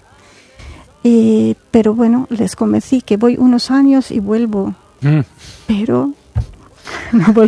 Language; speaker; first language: Spanish; non-native, fluent; Arabic